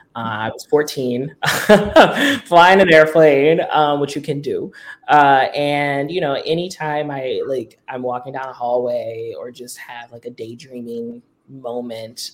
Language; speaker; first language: English; native; English